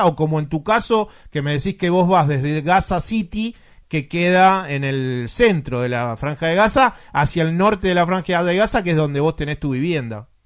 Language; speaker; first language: Spanish; native; Spanish